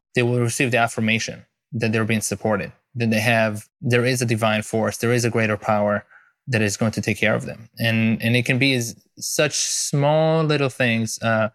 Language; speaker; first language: English; non-native, fluent; Hebrew